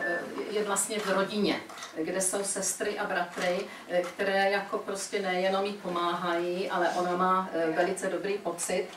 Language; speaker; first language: Czech; early bilingual, heritage; Czech